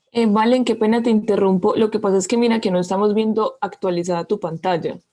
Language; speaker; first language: Spanish; native; Spanish